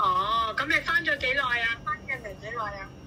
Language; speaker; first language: Cantonese; native; Cantonese